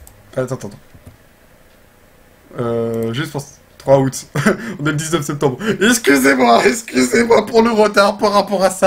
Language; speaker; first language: French; native; French